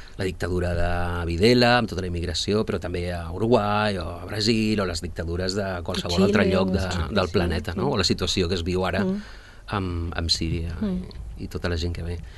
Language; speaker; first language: Catalan; early bilingual, other home language; Spanish